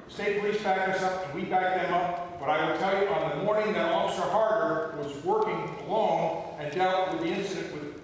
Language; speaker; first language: English; native; English